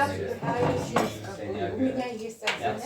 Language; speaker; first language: Russian; non-native, fluent; Armenian